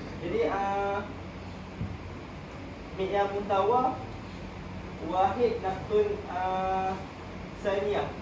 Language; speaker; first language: Arabic; non-native, learner; Malay